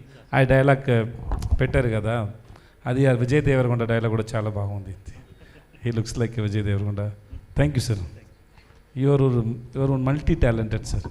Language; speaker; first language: Telugu; non-native, learner; Tamil